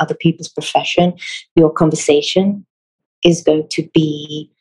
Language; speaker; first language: English; non-native, fluent; Hebrew